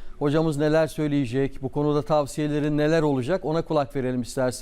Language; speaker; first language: Turkish; native; Turkish